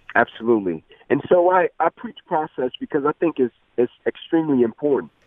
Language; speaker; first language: English; native; English